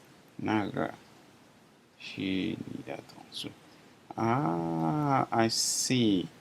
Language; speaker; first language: Chinese; non-native, learner; English